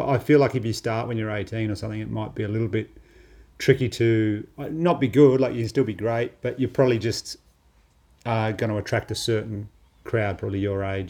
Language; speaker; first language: English; native; English